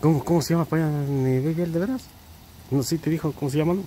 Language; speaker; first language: Spanish; native; Spanish